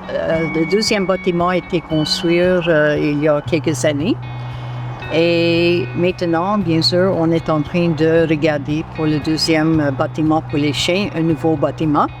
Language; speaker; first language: French; non-native, local second language; English